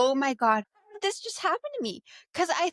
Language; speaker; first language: English; native; English